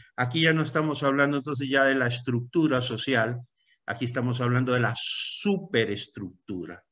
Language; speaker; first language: Spanish; native; Spanish